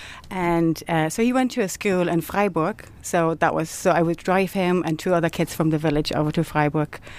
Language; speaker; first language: English; non-native, fluent; German